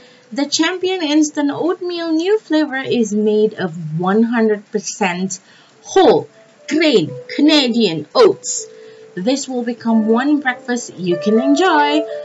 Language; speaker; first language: English; non-native, fluent; Indonesian